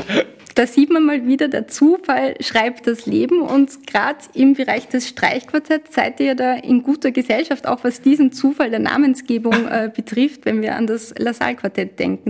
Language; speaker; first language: German; native; German